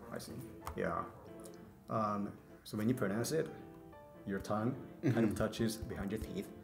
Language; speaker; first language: English; non-native, fluent; Japanese